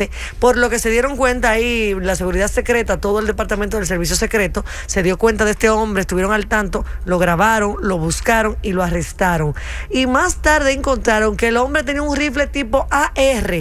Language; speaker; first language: Spanish; native; Spanish